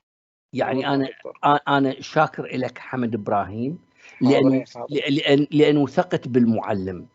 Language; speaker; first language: Arabic; native; Arabic